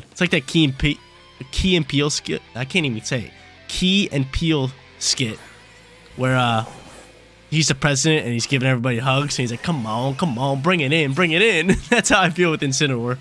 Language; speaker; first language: English; native; English